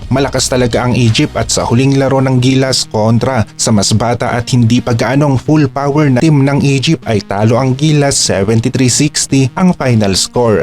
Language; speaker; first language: Filipino; native; Filipino